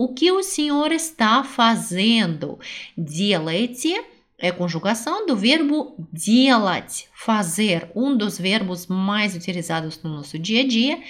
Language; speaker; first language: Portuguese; non-native, fluent; Russian